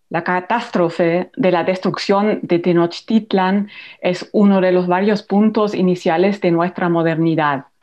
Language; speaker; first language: Spanish; non-native, fluent; German